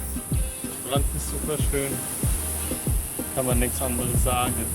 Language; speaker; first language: German; native; German